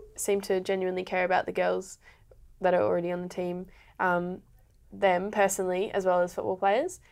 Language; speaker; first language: English; native; English